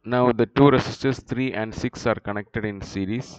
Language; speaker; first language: English; non-native, local second language; Malayalam